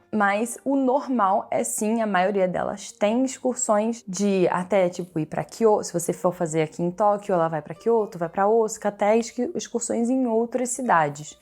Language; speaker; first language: Portuguese; native; Portuguese